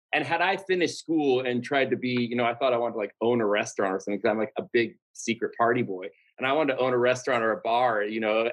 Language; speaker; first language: English; native; English